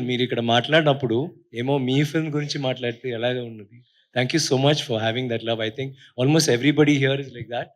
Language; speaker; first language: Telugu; non-native, learner; Tamil